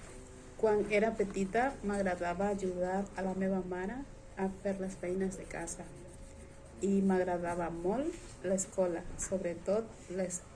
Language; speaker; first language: Catalan; non-native, learner; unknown